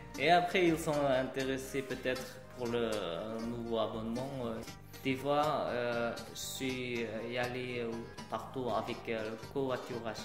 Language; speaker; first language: French; non-native, learner; Uyghur